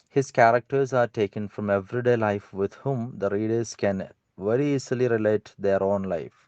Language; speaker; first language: English; non-native, local second language; Malayalam